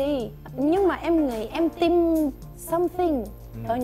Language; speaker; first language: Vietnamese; non-native, learner; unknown